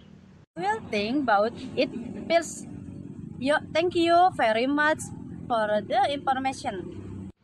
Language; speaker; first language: English; non-native, learner; Indonesian